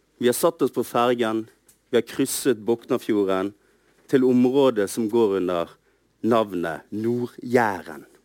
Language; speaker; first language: Norwegian; native; Norwegian